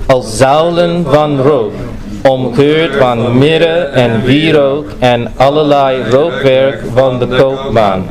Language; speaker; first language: Dutch; non-native, fluent; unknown